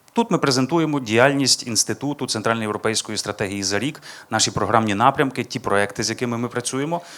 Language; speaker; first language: Ukrainian; native; Ukrainian